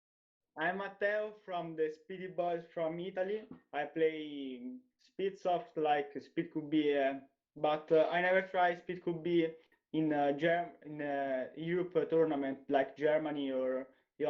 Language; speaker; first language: English; non-native, learner; Italian